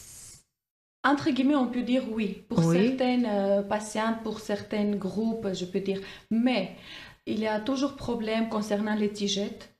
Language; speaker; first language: French; non-native, fluent; Armenian